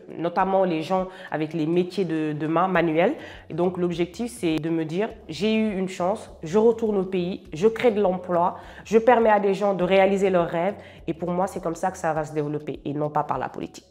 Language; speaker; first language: French; non-native, local second language; Wolof